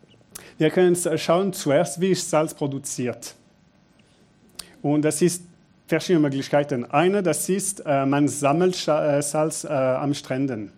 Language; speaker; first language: German; non-native, fluent; French